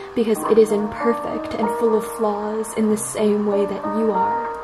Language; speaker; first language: English; native; English